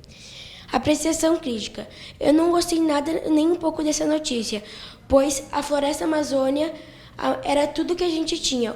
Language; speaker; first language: Portuguese; native; Portuguese